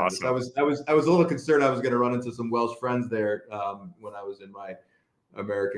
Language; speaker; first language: English; native; English